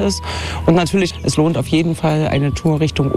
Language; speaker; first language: German; native; German